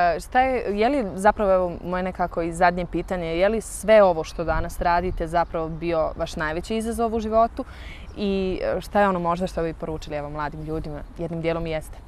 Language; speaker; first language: Serbian; native; Serbian